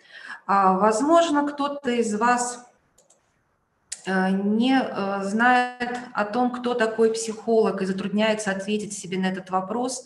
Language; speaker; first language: Russian; native; Russian